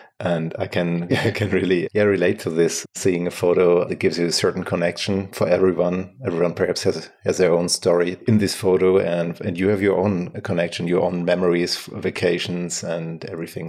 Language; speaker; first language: English; non-native, fluent; German